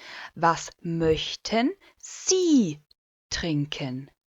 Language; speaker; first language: German; non-native, fluent; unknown